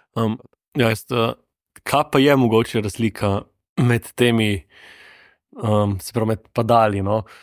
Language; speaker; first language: Slovenian; native; Slovenian